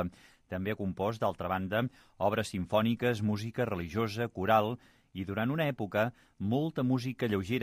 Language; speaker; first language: Catalan; native; Catalan